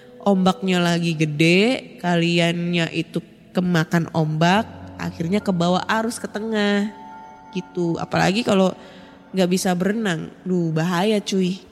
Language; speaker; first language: Indonesian; native; Indonesian